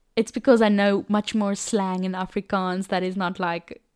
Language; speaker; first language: English; non-native, local second language; Afrikaans